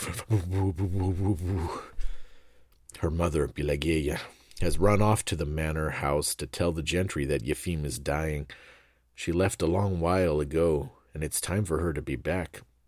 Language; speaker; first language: English; native; English